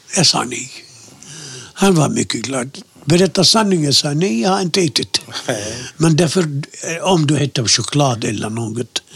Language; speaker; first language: Swedish; non-native, fluent; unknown